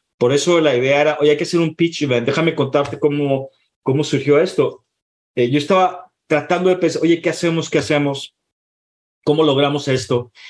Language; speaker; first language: Spanish; native; Spanish